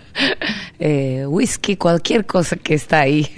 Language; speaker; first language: Spanish; native; Spanish